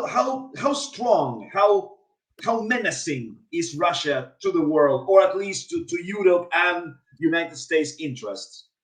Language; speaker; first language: English; non-native, fluent; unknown